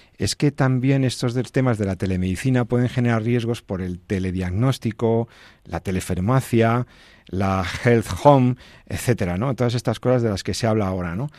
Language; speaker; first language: Spanish; native; Spanish